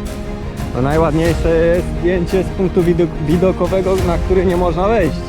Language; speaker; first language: Polish; native; Polish